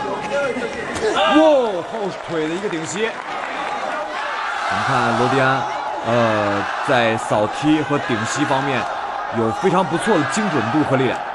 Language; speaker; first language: Chinese; native; Chinese